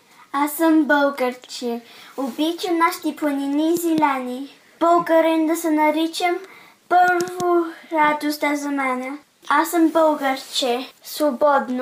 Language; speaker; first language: Bulgarian; early bilingual, heritage; Bulgarian